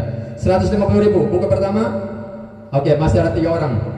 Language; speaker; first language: Indonesian; native; Indonesian